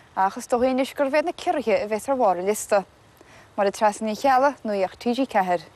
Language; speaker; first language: Irish; native; Irish